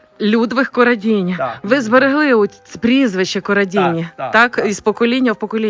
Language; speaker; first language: Ukrainian; native; Ukrainian